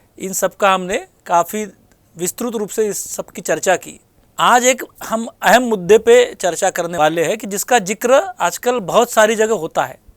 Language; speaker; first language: Hindi; non-native, local second language; Marathi